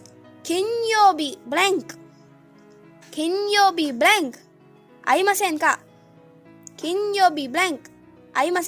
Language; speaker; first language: Japanese; non-native, fluent; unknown